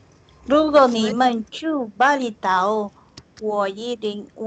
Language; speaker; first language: Chinese; non-native, learner; Indonesian